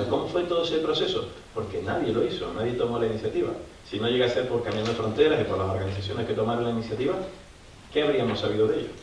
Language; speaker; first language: Spanish; native; Spanish